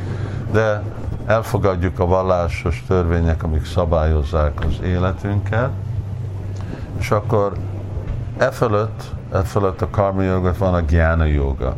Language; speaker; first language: Hungarian; early bilingual, heritage; Hungarian